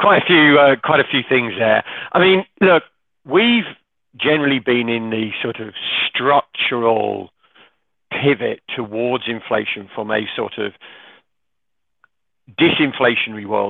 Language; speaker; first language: English; native; English